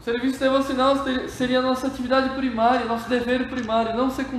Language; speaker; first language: Portuguese; native; Portuguese